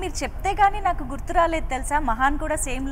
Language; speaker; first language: Telugu; native; Telugu